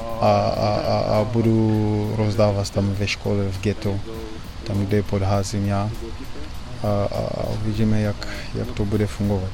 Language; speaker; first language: Czech; non-native, learner; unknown